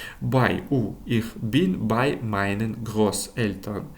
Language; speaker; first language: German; non-native, fluent; Ukrainian